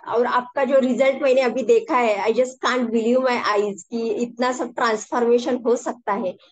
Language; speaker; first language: Hindi; non-native, local second language; Marathi